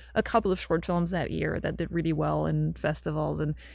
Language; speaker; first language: English; non-native, fluent; French